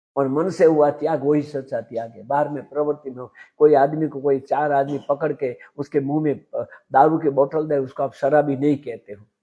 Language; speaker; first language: Hindi; non-native, local second language; Gujarati